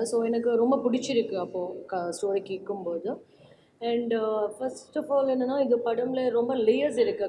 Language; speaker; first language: Tamil; non-native, learner; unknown